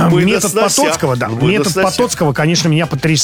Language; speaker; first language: Russian; native; Russian